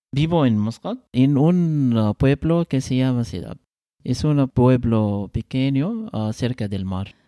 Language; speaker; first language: Spanish; non-native, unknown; Arabic